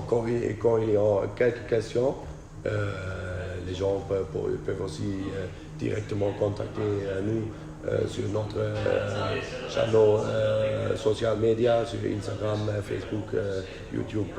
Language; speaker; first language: French; non-native, fluent; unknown